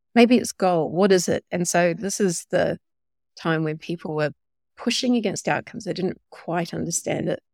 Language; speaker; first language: English; native; English